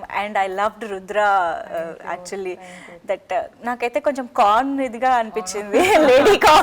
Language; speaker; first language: Telugu; native; Telugu